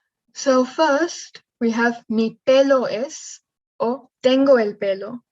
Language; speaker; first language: Spanish; non-native, learner; English